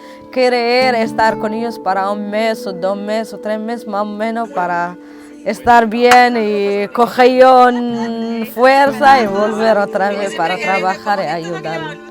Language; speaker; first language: Spanish; non-native, learner; Arabic